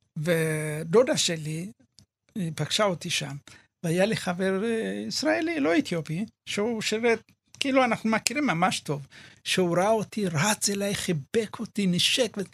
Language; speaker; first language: Hebrew; early bilingual, other home language; Amharic